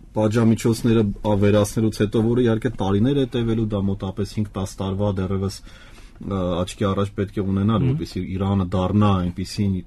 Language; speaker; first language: Armenian; native; Armenian